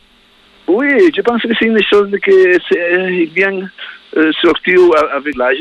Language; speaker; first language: French; non-native, learner; Spanish